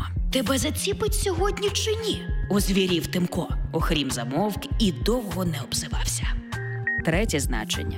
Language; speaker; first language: Ukrainian; native; Ukrainian